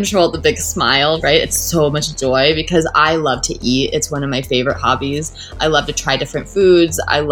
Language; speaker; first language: English; native; English